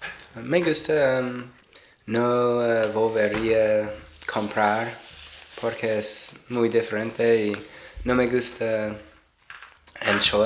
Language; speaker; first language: Spanish; non-native, learner; English